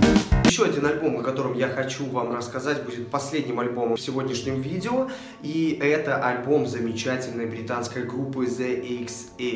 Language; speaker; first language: Russian; native; Russian